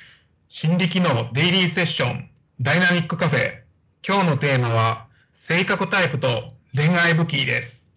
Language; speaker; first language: Japanese; native; Japanese